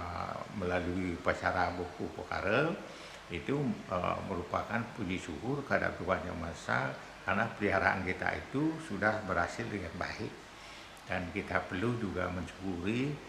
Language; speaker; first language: Indonesian; non-native, local second language; Balinese